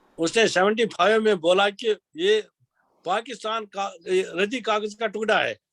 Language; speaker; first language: Urdu; non-native, local second language; Kashmiri